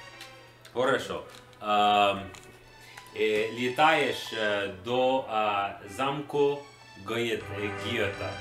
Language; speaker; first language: Russian; non-native, learner; English